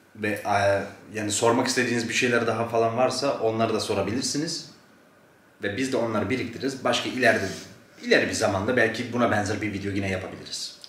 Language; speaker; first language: Turkish; native; Turkish